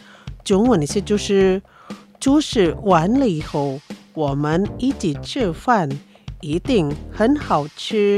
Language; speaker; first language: Chinese; non-native, fluent; Indonesian